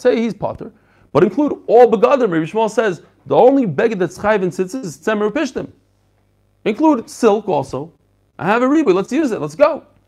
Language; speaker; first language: English; native; English